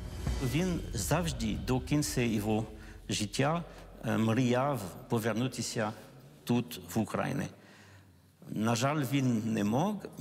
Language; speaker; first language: Ukrainian; non-native, learner; French